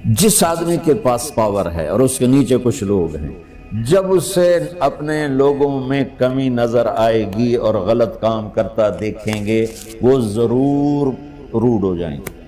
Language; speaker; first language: Urdu; non-native, local second language; Punjabi